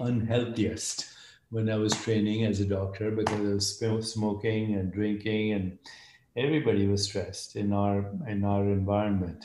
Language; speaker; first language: English; non-native, local second language; Hindi